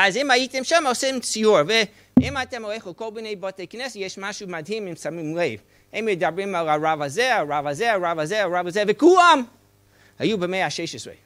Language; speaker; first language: Hebrew; non-native, fluent; English